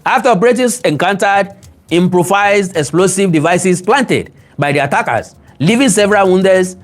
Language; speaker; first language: English; non-native, local second language; Yoruba